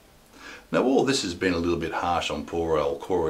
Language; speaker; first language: English; native; English